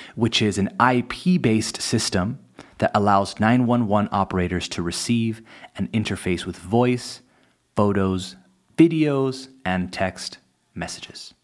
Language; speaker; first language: English; native; English